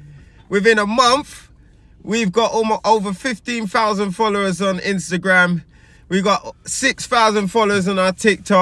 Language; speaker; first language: English; native; English